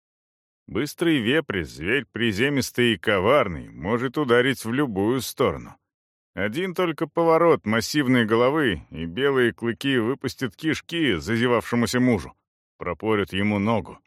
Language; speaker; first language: Russian; native; Russian